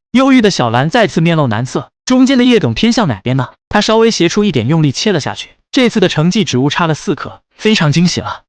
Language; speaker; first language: Chinese; native; Chinese